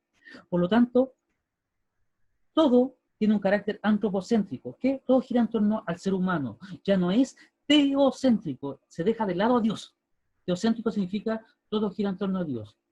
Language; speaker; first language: Spanish; native; Spanish